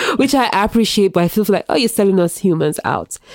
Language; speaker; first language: English; non-native, local second language; Yoruba